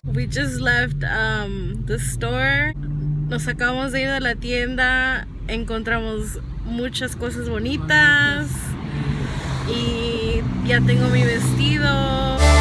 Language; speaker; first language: Spanish; early bilingual, other home language; English